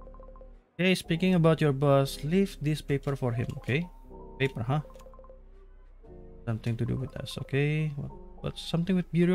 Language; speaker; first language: English; non-native, learner; Indonesian